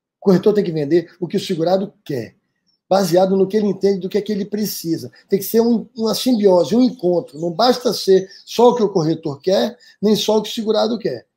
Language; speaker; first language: Portuguese; native; Portuguese